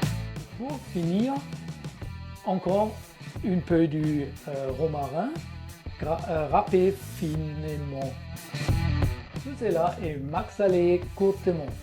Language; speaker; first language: French; non-native, learner; German